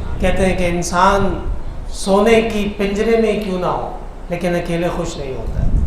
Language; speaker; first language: Urdu; non-native, local second language; Pashto